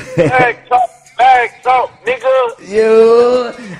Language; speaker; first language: English; native; English